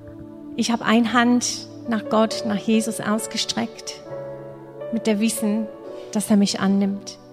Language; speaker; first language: German; non-native, fluent; English